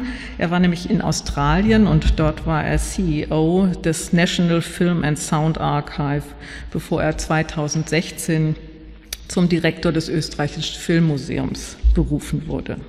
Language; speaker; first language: German; native; German